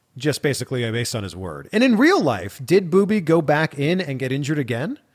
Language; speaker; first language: English; native; English